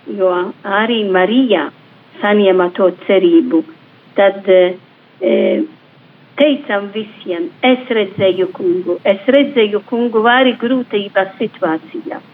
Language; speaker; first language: Latvian; non-native, fluent; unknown